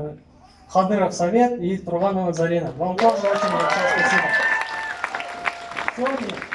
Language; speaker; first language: Russian; non-native, local second language; Kyrgyz